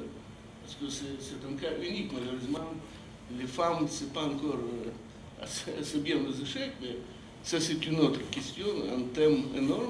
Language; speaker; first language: French; non-native, fluent; Russian